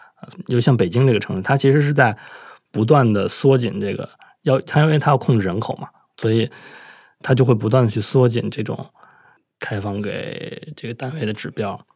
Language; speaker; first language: Chinese; native; Chinese